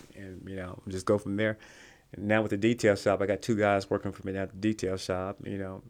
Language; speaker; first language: English; native; English